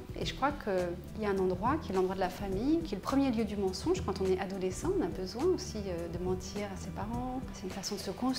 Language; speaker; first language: French; native; French